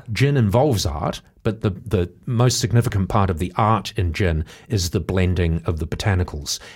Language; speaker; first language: English; native; English